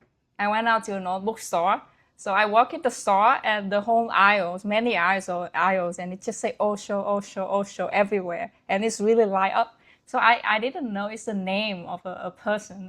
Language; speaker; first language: English; non-native, fluent; Vietnamese